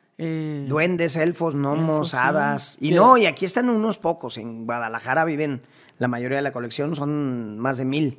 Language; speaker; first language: Spanish; native; Spanish